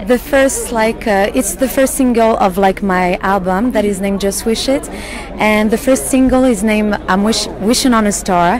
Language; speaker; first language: English; non-native, fluent; French